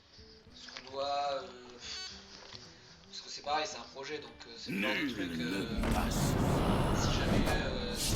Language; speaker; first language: French; native; French